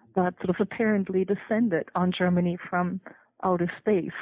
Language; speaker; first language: English; non-native, fluent; German